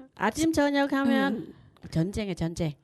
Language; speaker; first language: Korean; non-native, learner; Vietnamese